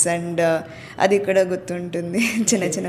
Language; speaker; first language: Telugu; early bilingual, heritage; Telugu